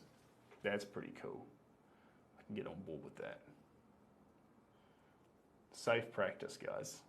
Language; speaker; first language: English; native; English